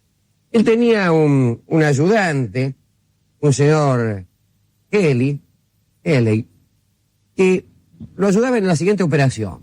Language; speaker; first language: Spanish; native; Spanish